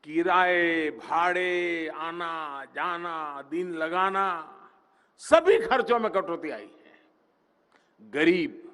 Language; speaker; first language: Hindi; non-native, local second language; Gujarati